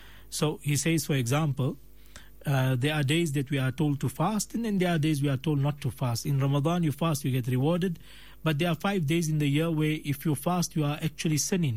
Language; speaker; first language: English; native; English